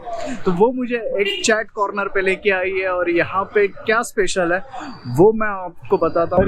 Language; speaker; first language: Hindi; native; Hindi